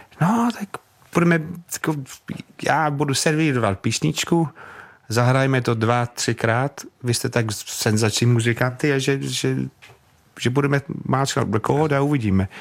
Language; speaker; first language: Czech; non-native, fluent; English